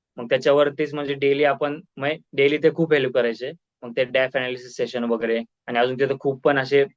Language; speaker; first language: Marathi; native; Marathi